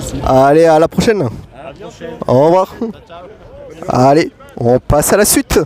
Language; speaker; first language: French; native; French